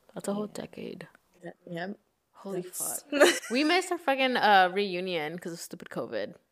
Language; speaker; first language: English; early bilingual, other home language; Spanish